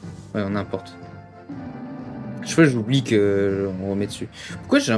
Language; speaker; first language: French; native; French